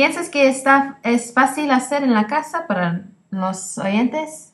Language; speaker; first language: Spanish; early bilingual, heritage; English